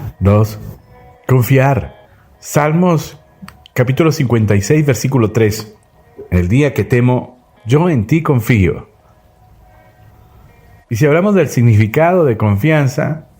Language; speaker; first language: Spanish; native; Spanish